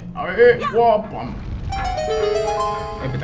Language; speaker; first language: Spanish; native; Spanish